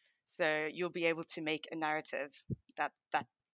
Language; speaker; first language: English; native; English